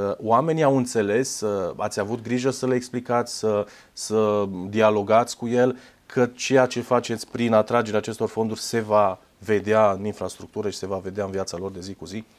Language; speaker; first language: Romanian; native; Romanian